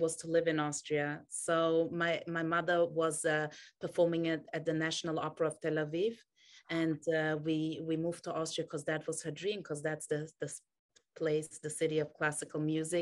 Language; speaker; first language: English; non-native, fluent; German